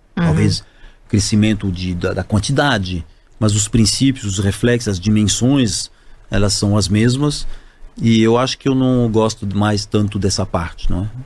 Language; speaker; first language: Portuguese; non-native, fluent; French